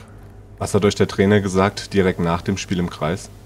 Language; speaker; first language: German; native; German